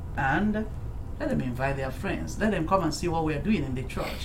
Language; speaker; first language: English; non-native, local second language; Igbo